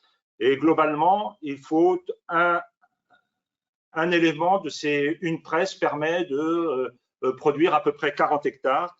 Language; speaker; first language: French; native; French